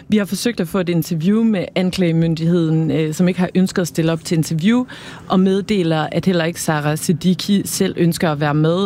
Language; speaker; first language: Danish; native; Danish